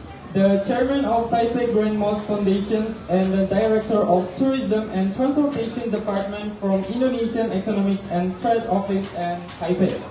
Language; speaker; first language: English; non-native, fluent; Indonesian